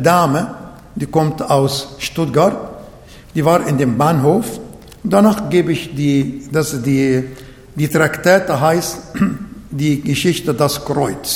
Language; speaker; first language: German; non-native, fluent; Arabic